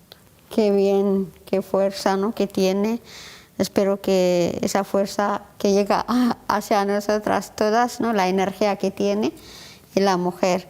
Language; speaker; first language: Spanish; non-native, learner; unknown